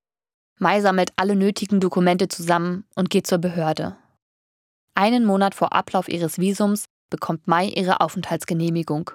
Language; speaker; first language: German; native; German